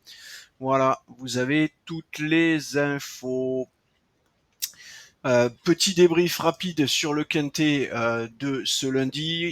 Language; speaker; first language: French; native; French